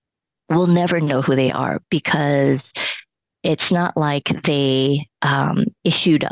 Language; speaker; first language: English; early bilingual, other home language; Cantonese